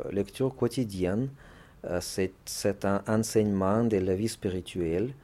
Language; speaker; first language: French; non-native, fluent; Russian